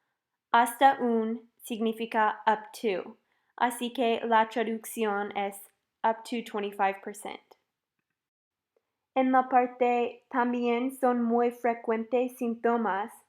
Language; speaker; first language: Spanish; non-native, fluent; English